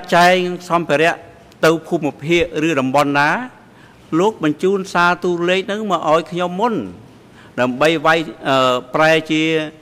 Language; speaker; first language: Khmer; native; Khmer